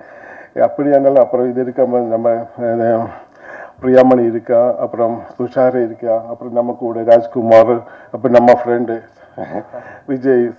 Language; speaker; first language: Tamil; non-native, learner; Malayalam